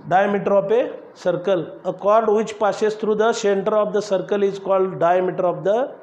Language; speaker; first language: English; non-native, local second language; Marathi